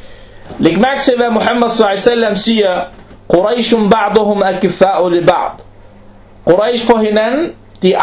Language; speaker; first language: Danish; non-native, fluent; Arabic